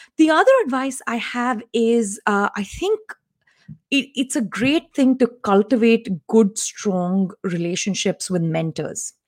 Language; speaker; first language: English; non-native, local second language; Tamil